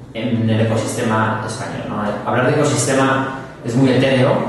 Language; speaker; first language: Spanish; native; Spanish